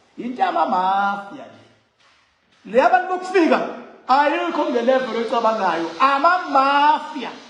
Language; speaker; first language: Zulu; native; Zulu